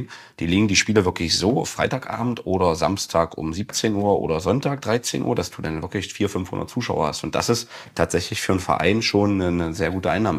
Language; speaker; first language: German; native; German